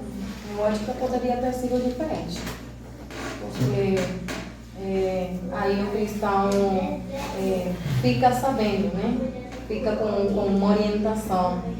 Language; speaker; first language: Portuguese; non-native, fluent; Spanish